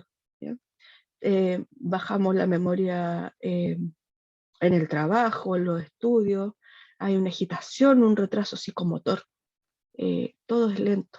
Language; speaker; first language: Spanish; native; Spanish